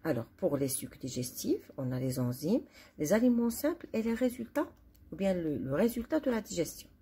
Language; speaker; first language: French; non-native, local second language; Arabic